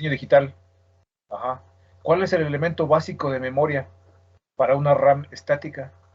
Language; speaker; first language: Spanish; native; Spanish